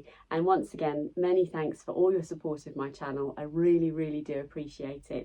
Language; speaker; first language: English; native; English